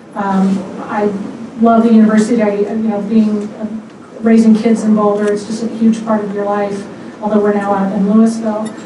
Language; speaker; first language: English; native; English